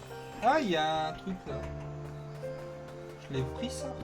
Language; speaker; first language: French; native; French